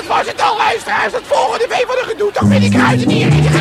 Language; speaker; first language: Dutch; native; Dutch